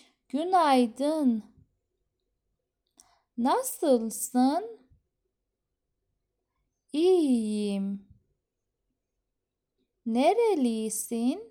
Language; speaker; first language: Turkish; non-native, fluent; Persian